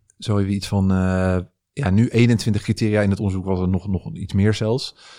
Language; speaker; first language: Dutch; native; Dutch